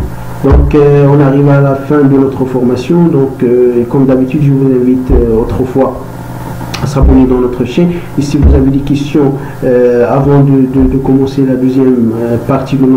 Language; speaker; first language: French; non-native, local second language; Arabic